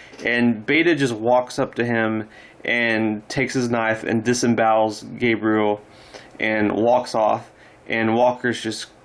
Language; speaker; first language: English; native; English